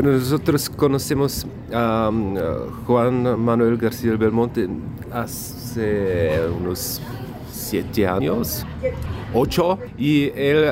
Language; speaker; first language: Spanish; non-native, fluent; Czech